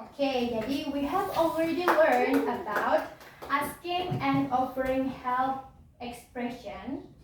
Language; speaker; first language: English; non-native, learner; Indonesian